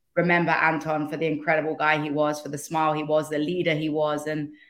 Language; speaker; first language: English; native; English